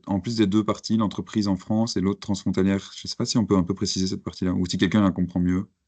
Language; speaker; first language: French; native; French